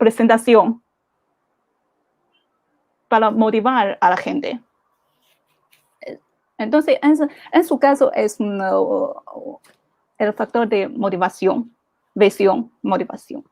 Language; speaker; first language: Spanish; non-native, fluent; Chinese